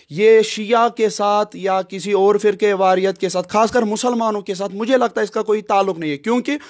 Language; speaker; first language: Hindi; non-native, local second language; Kashmiri